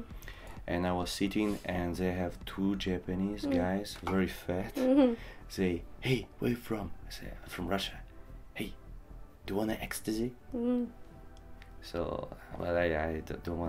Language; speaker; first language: English; non-native, learner; Russian